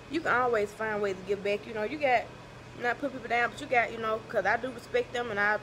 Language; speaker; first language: English; native; English